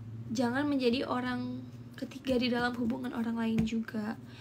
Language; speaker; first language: Indonesian; native; Indonesian